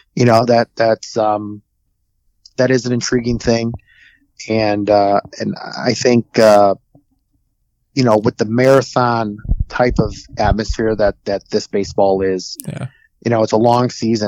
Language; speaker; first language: English; native; English